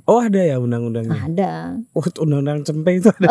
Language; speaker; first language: Indonesian; native; Indonesian